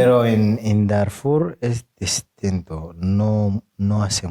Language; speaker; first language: Spanish; non-native, fluent; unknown